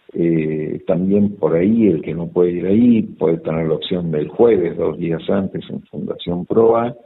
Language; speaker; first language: Spanish; native; Spanish